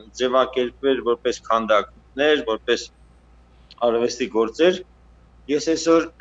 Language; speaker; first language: Armenian; native; Armenian